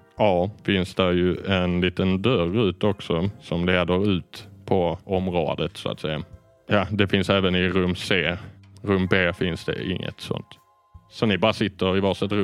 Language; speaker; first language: Swedish; native; Swedish